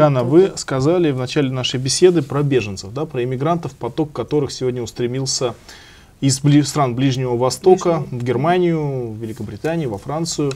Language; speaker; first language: Russian; native; Russian